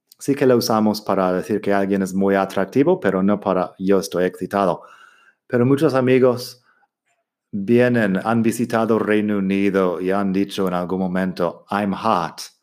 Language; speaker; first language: Spanish; non-native, fluent; English